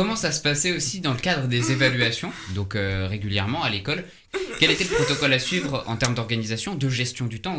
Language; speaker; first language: French; native; French